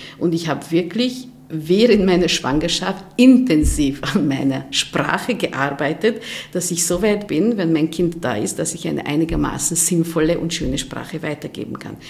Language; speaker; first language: German; non-native, fluent; Hungarian